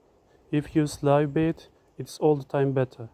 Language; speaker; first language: English; non-native, learner; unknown